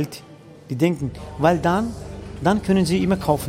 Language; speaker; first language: German; non-native, fluent; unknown